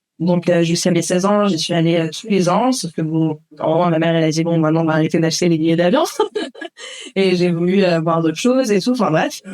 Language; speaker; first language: French; native; French